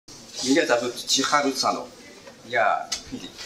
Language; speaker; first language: Russian; non-native, learner; Japanese